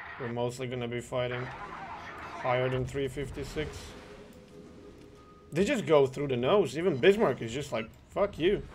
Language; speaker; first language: English; non-native, fluent; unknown